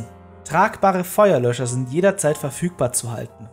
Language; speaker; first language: German; native; German